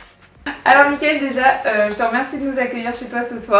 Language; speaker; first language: French; native; French